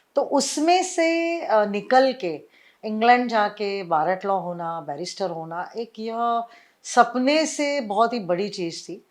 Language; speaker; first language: Hindi; non-native, local second language; Marwari